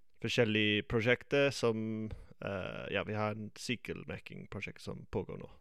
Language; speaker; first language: Norwegian; non-native, fluent; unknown